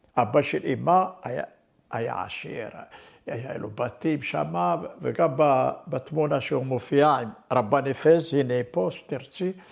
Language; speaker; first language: Hebrew; non-native, fluent; Arabic